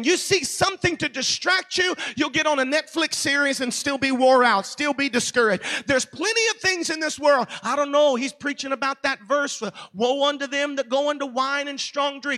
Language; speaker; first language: English; native; English